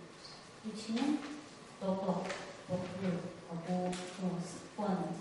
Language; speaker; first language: Korean; non-native, fluent; Chinese